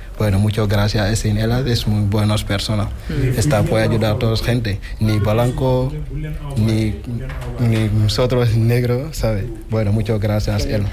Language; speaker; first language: Spanish; non-native, learner; Wolof